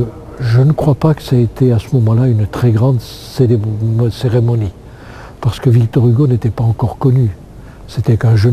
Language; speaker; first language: French; native; French